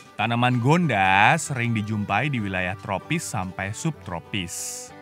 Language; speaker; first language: Indonesian; native; Indonesian